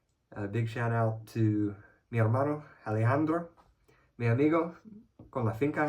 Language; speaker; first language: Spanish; non-native, learner; English